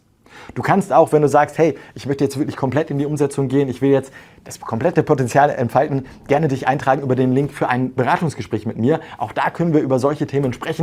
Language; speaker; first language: German; native; German